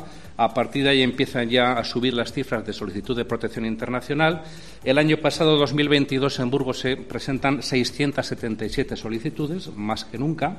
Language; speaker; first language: Spanish; native; Spanish